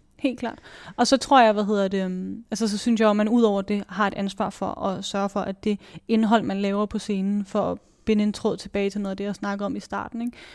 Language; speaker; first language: Danish; native; Danish